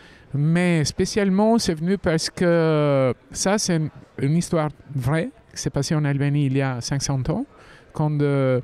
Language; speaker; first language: French; non-native, fluent; Albanian